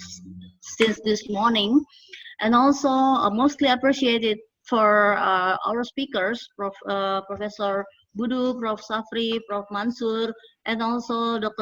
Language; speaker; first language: English; non-native, fluent; Indonesian